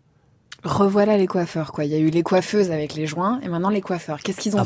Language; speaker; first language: French; native; French